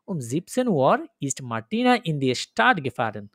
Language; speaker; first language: German; non-native, fluent; Bangla